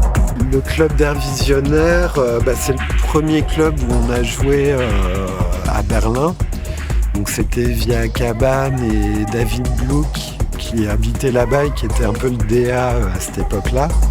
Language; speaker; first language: French; native; French